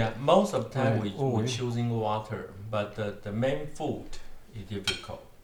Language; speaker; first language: English; non-native, learner; Chinese